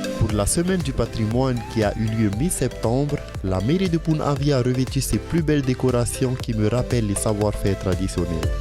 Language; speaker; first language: French; native; French